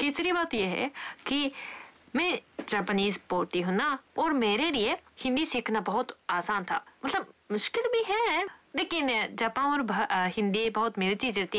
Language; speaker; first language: Hindi; non-native, fluent; Japanese